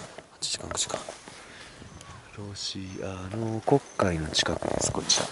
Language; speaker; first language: Japanese; native; Japanese